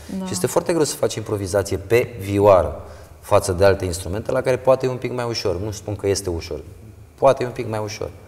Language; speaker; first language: Romanian; native; Romanian